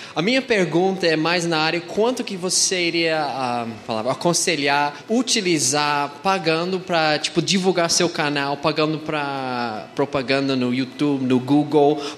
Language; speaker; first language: Portuguese; native; Portuguese